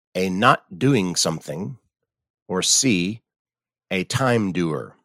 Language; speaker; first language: English; native; English